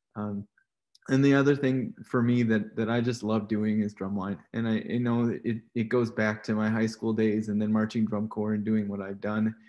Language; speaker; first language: English; native; English